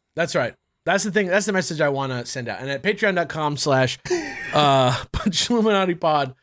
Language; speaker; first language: English; native; English